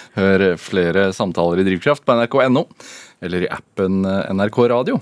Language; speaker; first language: Norwegian; native; Norwegian